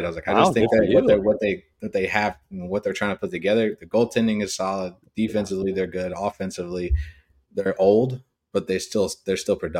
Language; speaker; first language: English; native; English